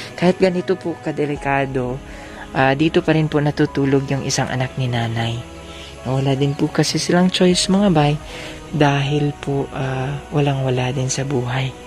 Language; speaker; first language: Filipino; non-native, local second language; Cebuano